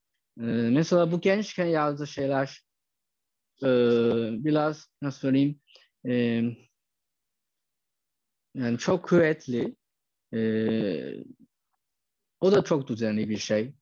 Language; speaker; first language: Turkish; non-native, fluent; Chinese